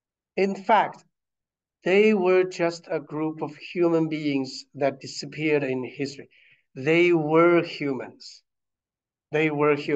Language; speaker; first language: English; non-native, fluent; Chinese